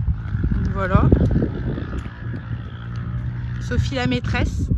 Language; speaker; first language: French; native; French